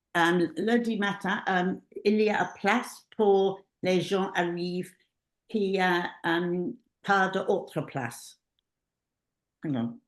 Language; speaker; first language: French; non-native, learner; English